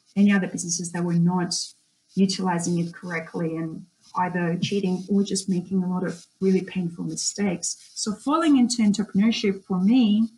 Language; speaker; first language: English; non-native, fluent; Russian